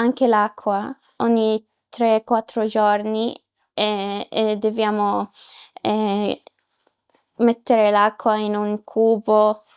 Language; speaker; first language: Italian; non-native, learner; Arabic